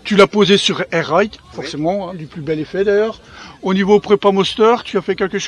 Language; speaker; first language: French; native; French